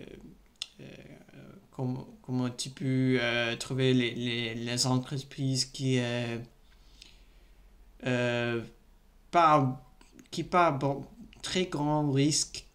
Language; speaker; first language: French; non-native, learner; English